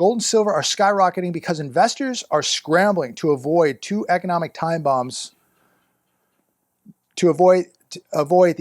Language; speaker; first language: English; native; English